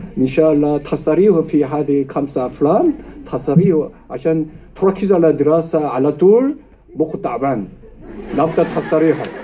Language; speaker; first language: Arabic; non-native, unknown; Korean